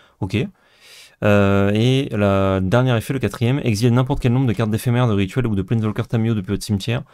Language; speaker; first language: French; native; French